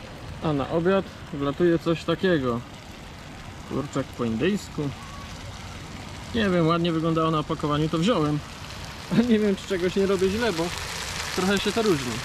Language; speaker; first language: Polish; native; Polish